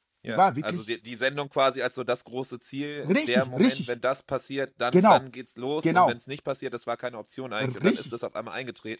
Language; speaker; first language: German; native; German